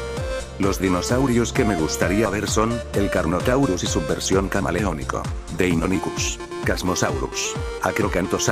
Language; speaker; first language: Spanish; native; Spanish